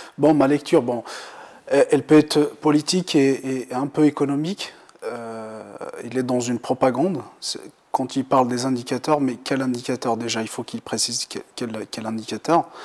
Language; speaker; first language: French; non-native, local second language; Kabyle